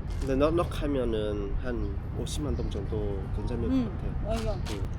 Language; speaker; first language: Korean; non-native, fluent; Vietnamese